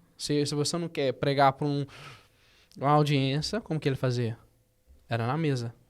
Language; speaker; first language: Portuguese; early bilingual, heritage; Portuguese